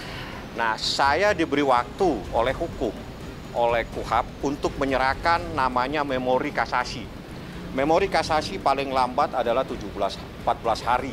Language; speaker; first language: Indonesian; native; Indonesian